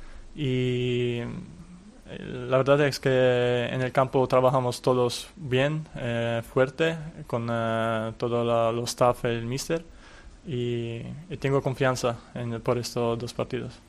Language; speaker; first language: Spanish; non-native, fluent; Italian